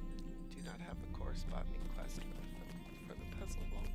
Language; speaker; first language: English; native; English